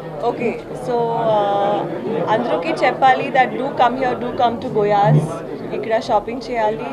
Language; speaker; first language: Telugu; non-native, learner; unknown